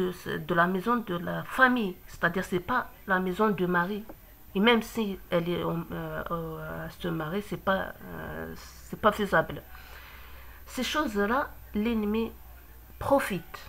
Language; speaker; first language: French; non-native, local second language; Kabyle